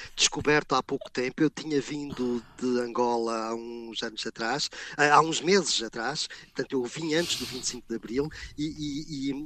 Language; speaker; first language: Portuguese; native; Portuguese